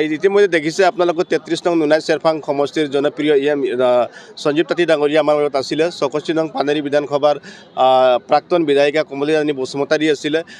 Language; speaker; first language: Assamese; non-native, local second language; Hindi